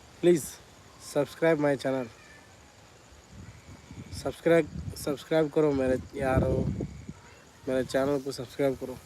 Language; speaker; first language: Hindi; non-native, local second language; Kannada